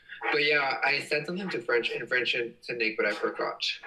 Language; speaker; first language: English; native; English